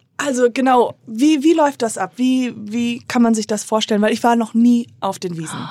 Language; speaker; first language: German; non-native, fluent; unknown